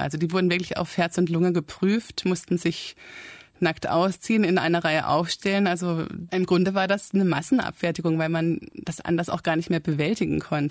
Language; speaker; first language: German; native; German